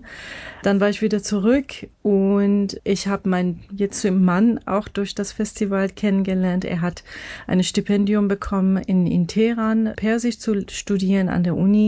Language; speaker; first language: German; non-native, fluent; Persian